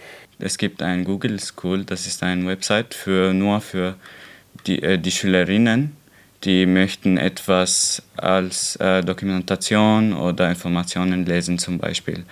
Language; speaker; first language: German; non-native, learner; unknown